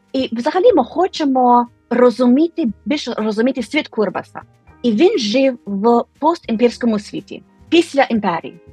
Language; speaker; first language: Ukrainian; non-native, fluent; English